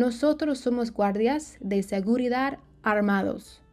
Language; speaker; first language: Spanish; non-native, learner; English